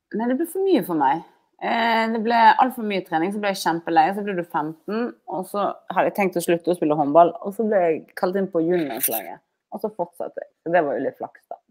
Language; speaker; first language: Norwegian; native; Norwegian